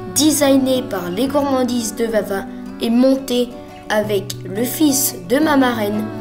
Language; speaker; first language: French; native; French